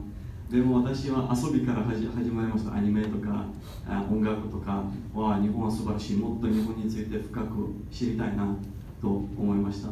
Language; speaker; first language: Japanese; non-native, learner; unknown